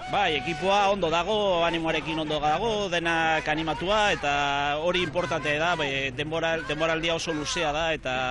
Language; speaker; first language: Basque; non-native, local second language; Spanish